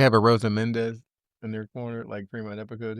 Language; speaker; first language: English; native; English